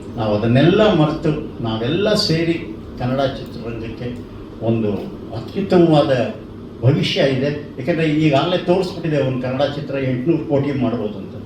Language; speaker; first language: Kannada; native; Kannada